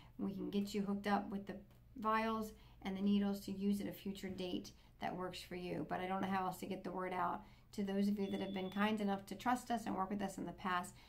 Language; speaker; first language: English; native; English